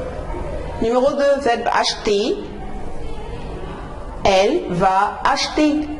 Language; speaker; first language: French; non-native, fluent; Arabic